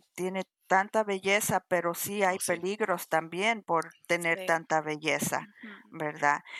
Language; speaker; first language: Spanish; early bilingual, heritage; Spanish